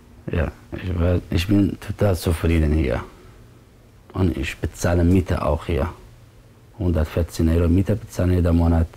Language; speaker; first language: German; non-native, learner; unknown